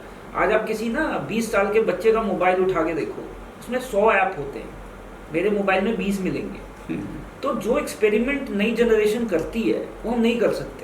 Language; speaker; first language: Hindi; native; Hindi